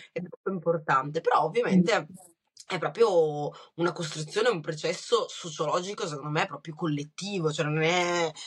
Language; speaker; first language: Italian; early bilingual, other home language; Kinyarwanda